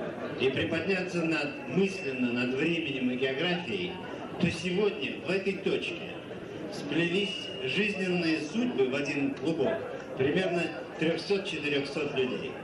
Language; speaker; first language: Russian; native; Russian